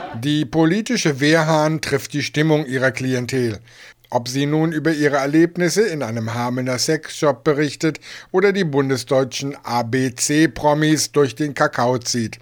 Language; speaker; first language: German; native; German